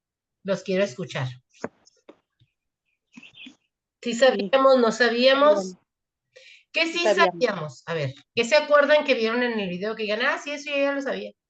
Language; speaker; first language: Spanish; native; Spanish